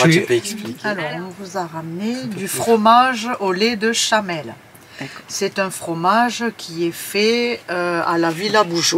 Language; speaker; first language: French; native; French